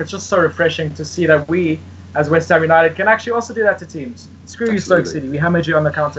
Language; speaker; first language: English; native; English